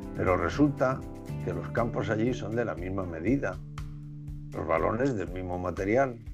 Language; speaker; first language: Spanish; native; Spanish